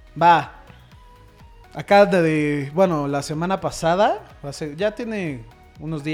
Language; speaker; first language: Spanish; native; Spanish